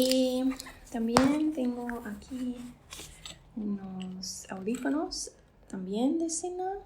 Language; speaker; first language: Spanish; non-native, fluent; English